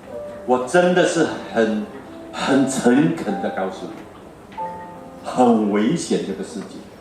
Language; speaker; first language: Chinese; early bilingual, heritage; Chinese